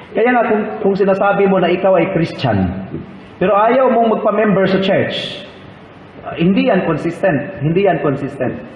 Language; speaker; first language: Filipino; non-native, local second language; Cebuano